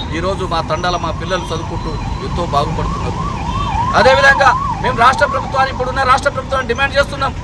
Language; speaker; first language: Telugu; non-native, local second language; Lambadi